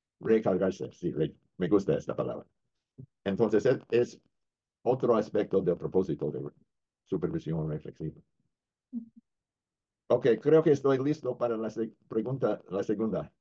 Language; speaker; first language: Spanish; non-native, fluent; English